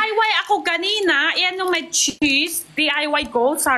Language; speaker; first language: Filipino; non-native, learner; Chinese